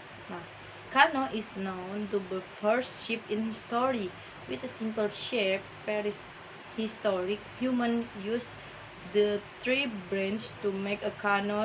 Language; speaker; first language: English; non-native, learner; Indonesian